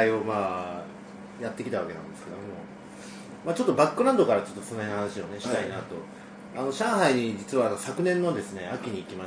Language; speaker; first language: Japanese; native; Japanese